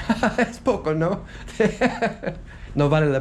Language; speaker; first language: Spanish; non-native, learner; English